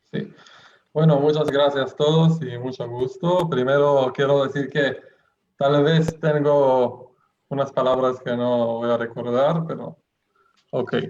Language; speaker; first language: Spanish; non-native, fluent; Hebrew